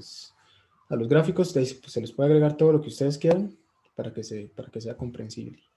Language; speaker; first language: Spanish; native; Spanish